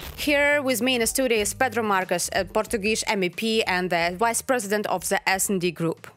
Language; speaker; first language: English; non-native, fluent; Ukrainian